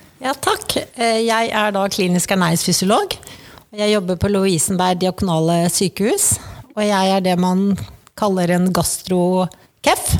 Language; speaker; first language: Norwegian; native; Norwegian